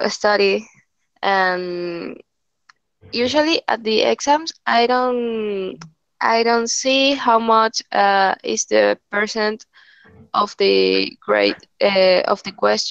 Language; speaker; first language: English; non-native, learner; Spanish